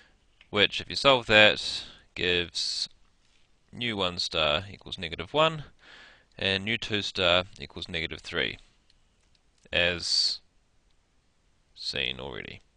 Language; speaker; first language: English; native; English